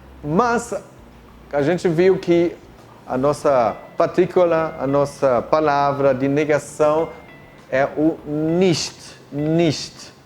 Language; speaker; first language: Portuguese; non-native, fluent; German